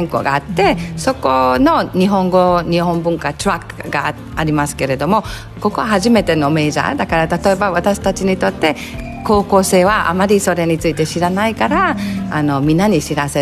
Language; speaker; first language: Japanese; non-native, fluent; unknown